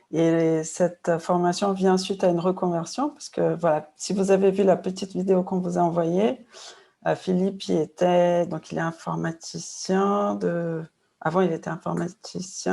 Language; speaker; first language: French; non-native, fluent; Portuguese